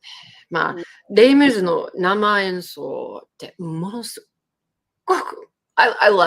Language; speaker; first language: Japanese; early bilingual, heritage; Japanese